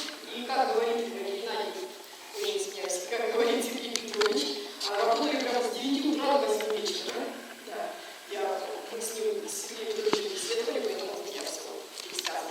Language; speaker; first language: Russian; native; Russian